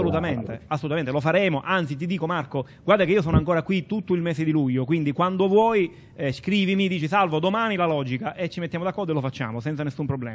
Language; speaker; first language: Italian; native; Italian